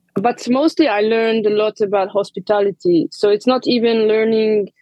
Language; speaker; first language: English; non-native, fluent; Romanian